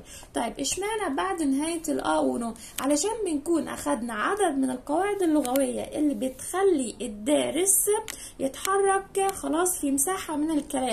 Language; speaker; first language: Arabic; native; Arabic